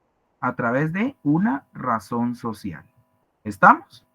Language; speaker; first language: Spanish; native; Spanish